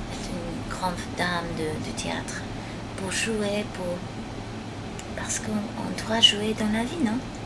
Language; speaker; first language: French; non-native, fluent; English